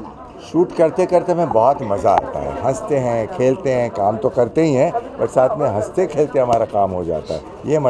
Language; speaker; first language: Hindi; native; Hindi